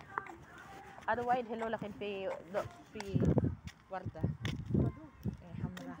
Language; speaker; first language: Arabic; non-native, learner; Filipino